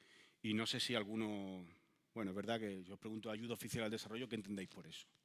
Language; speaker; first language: Spanish; native; Spanish